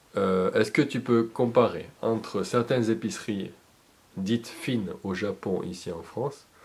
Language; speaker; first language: French; native; French